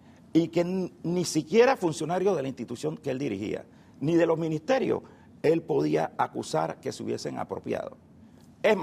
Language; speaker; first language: Spanish; native; Spanish